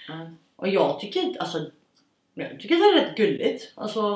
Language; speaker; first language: Swedish; native; Swedish